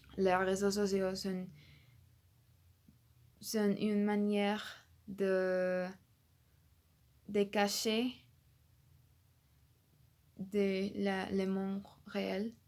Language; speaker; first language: French; non-native, learner; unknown